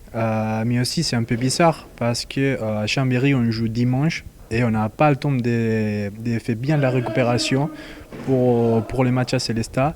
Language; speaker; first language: French; non-native, fluent; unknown